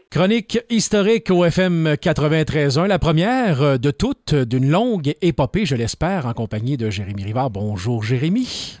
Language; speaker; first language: French; native; French